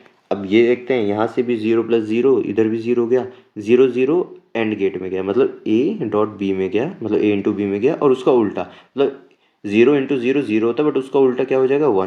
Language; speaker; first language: Hindi; native; Hindi